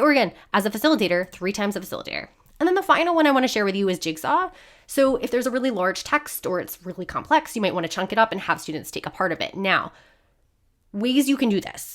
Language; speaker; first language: English; native; English